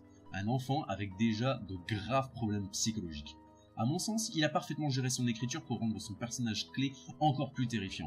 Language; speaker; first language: French; native; French